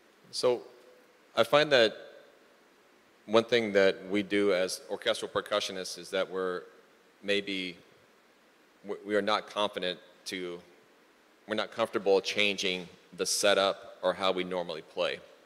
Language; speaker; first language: English; native; English